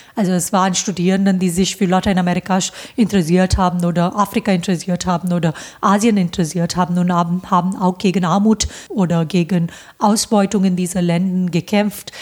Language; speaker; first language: German; non-native, fluent; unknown